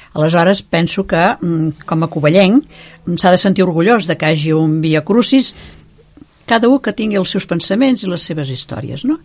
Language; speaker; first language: Catalan; non-native, local second language; Spanish